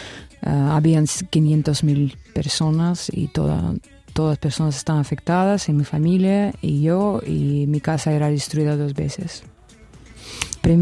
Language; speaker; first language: Spanish; non-native, fluent; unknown